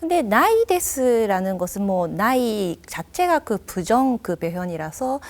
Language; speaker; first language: Korean; non-native, fluent; Japanese